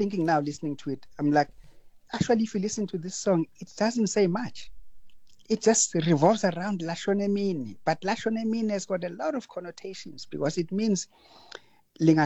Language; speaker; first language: English; non-native, local second language; Zulu